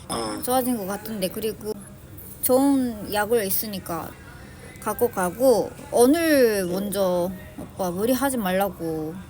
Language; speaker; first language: Korean; non-native, learner; Japanese